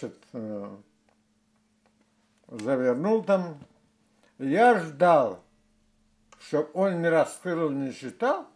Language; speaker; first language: Russian; non-native, local second language; Karachay-Balkar